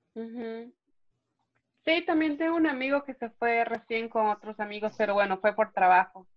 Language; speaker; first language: Spanish; native; Spanish